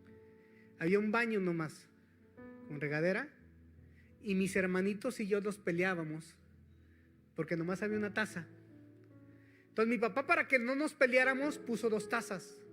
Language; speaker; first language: Spanish; native; Spanish